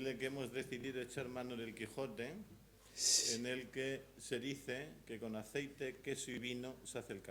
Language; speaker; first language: Spanish; native; Spanish